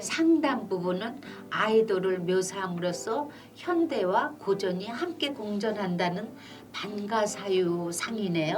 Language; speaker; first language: Korean; native; Korean